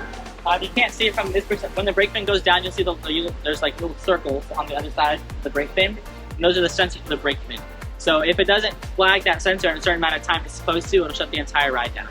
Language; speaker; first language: English; native; English